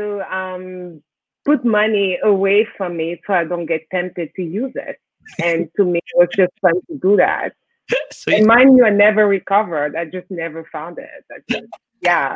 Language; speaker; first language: English; non-native, local second language; French